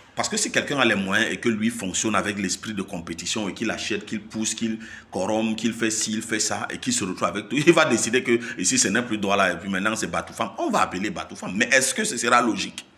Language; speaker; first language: French; non-native, local second language; Basaa